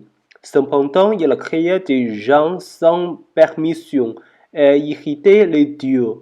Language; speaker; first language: French; non-native, learner; Chinese